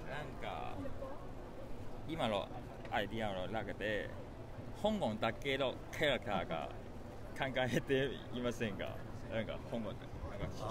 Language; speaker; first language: Japanese; non-native, fluent; Cantonese